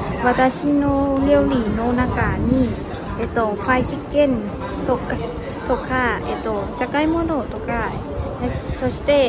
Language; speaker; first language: Japanese; non-native, learner; Thai